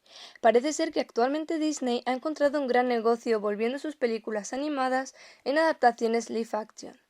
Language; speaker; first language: Spanish; native; Spanish